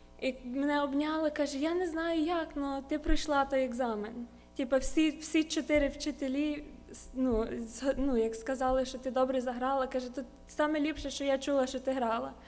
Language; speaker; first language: Ukrainian; early bilingual, heritage; Ukrainian